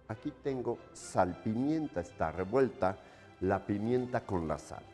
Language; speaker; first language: Spanish; native; Spanish